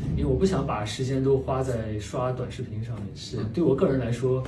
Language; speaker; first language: Chinese; native; Chinese